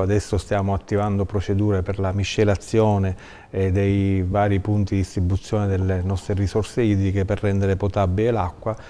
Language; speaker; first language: Italian; native; Italian